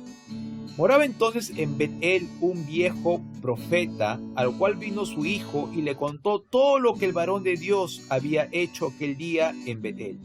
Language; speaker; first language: Spanish; native; Spanish